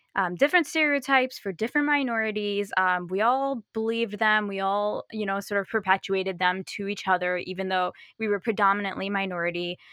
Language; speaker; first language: English; native; English